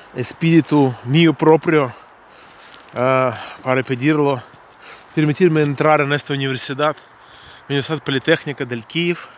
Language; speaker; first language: Spanish; non-native, fluent; Russian